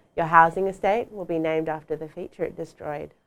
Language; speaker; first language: English; native; English